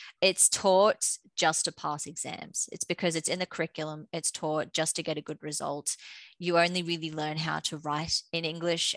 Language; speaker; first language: English; native; English